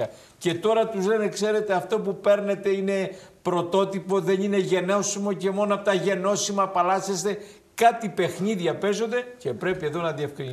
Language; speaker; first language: Greek; native; Greek